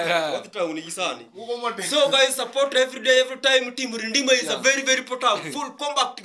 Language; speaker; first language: English; non-native, learner; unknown